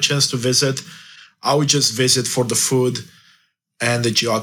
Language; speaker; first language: English; non-native, fluent; Romanian